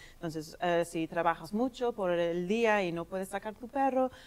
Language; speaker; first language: Spanish; non-native, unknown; English